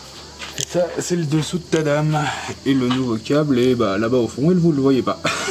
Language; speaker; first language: French; native; French